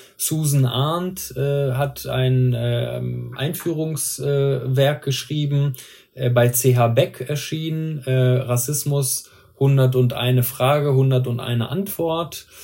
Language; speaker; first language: German; early bilingual, other home language; Persian